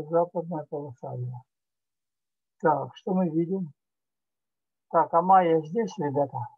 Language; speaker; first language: Russian; native; Russian